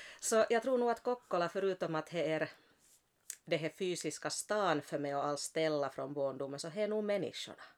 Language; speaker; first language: Swedish; native; Swedish